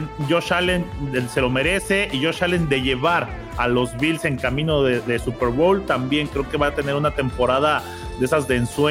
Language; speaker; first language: Spanish; native; Spanish